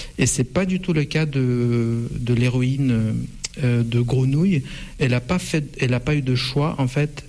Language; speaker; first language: French; non-native, fluent; Russian